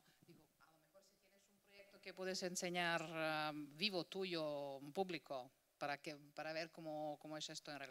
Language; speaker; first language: Spanish; native; Spanish